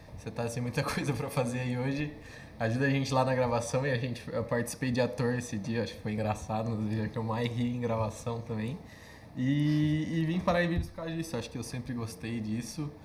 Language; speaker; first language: Portuguese; native; Portuguese